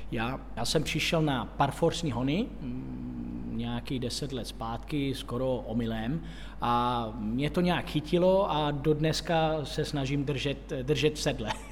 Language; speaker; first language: Czech; non-native, fluent; Italian